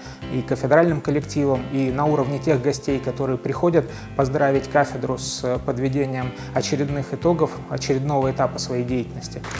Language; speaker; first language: Russian; native; Russian